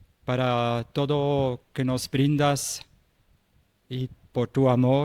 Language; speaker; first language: Spanish; non-native, fluent; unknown